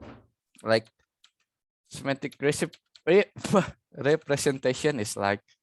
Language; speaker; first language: English; non-native, learner; Indonesian